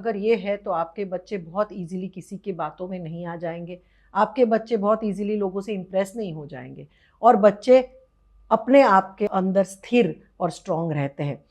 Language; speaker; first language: Hindi; non-native, local second language; Gujarati